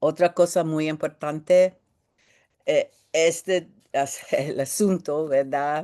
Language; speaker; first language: Spanish; early bilingual, heritage; Spanish